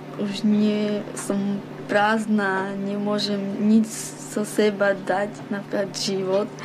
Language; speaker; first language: Slovak; non-native, local second language; Romany